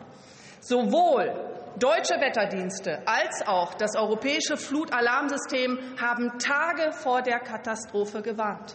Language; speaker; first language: German; native; German